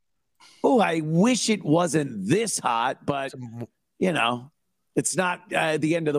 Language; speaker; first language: English; native; English